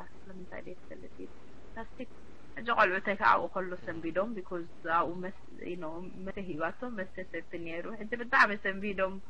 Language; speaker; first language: Tigrinya; early bilingual, heritage; Tigrinya